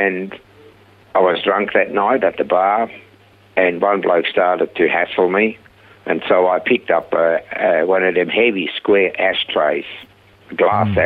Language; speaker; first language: English; non-native, fluent; Swiss German